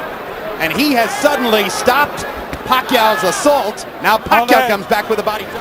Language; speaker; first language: English; native; English